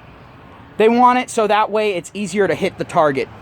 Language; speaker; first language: English; native; English